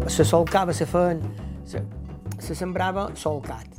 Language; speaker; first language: Catalan; native; Catalan